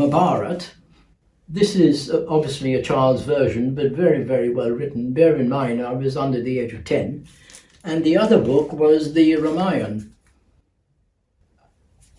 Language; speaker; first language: English; non-native, local second language; Gujarati